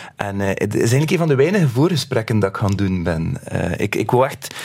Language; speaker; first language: Dutch; native; Dutch